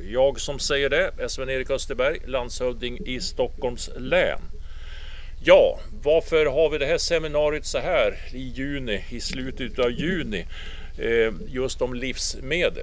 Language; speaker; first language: Swedish; native; Swedish